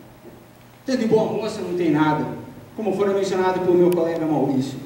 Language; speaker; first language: Portuguese; native; Portuguese